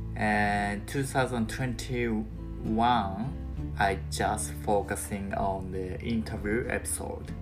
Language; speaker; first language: English; non-native, learner; Japanese